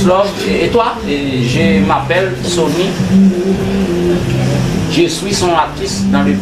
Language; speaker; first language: French; non-native, learner; Haitian Creole